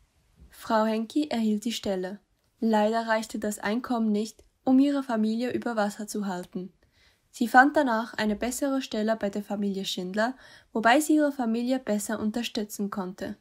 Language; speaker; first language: German; native; German